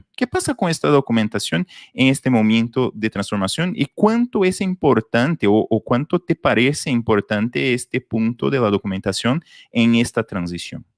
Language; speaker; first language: Spanish; non-native, fluent; Portuguese